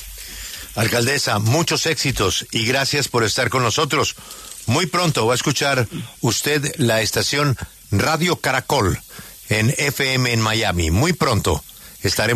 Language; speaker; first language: Spanish; native; Spanish